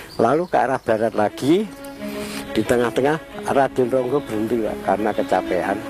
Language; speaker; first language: Indonesian; non-native, local second language; Javanese